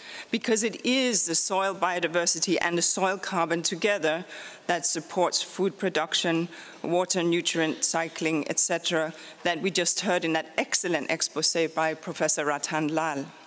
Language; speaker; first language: English; non-native, fluent; Danish